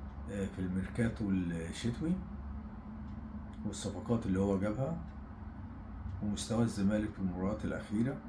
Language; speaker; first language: Arabic; native; Arabic